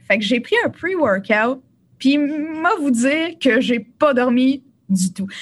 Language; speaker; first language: French; native; French